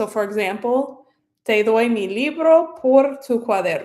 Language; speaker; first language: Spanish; non-native, fluent; English